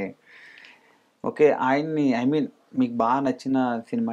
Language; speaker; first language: Telugu; native; Telugu